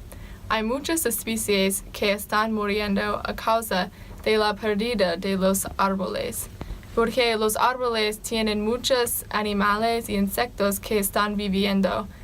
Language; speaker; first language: Spanish; non-native, learner; English